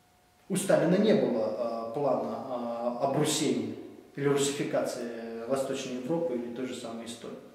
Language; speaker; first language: Russian; native; Russian